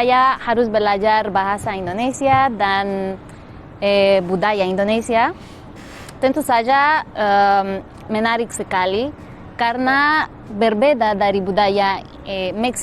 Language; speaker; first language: Indonesian; non-native, fluent; Spanish